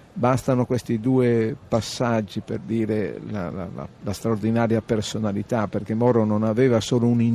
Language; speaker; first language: Italian; native; Italian